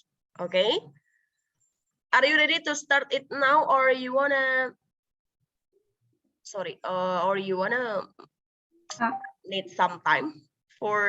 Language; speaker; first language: English; non-native, local second language; Indonesian